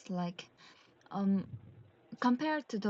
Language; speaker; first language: English; non-native, learner; Korean